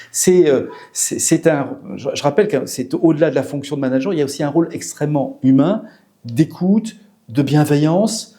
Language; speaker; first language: French; native; French